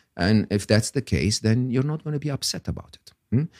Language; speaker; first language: English; non-native, fluent; Arabic